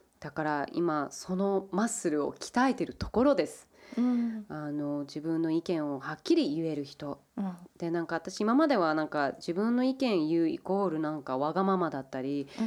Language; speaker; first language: Japanese; early bilingual, heritage; English